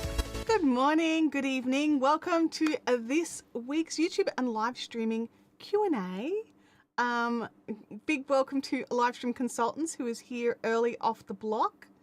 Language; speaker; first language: English; native; English